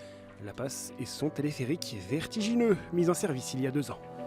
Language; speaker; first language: French; native; French